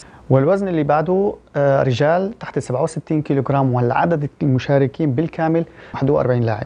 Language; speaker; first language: Arabic; early bilingual, heritage; Arabic